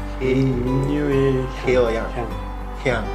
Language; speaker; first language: Korean; non-native, fluent; Mongolian